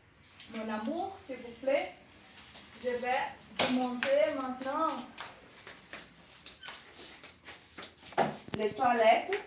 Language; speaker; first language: French; non-native, learner; Portuguese